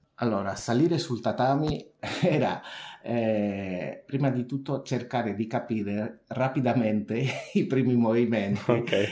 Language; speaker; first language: Italian; non-native, fluent; French